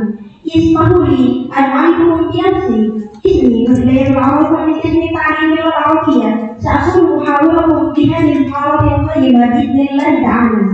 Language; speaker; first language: Arabic; non-native, learner; Indonesian